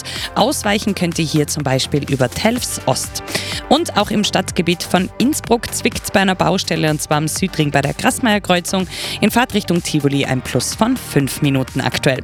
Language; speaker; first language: German; native; German